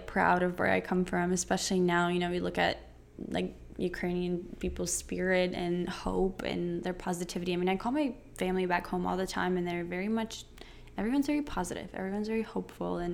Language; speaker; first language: English; early bilingual, other home language; Ukrainian